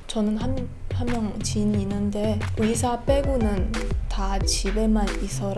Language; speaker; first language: Korean; non-native, learner; Chinese